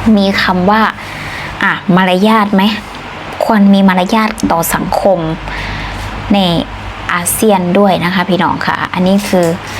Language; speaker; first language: Thai; native; Thai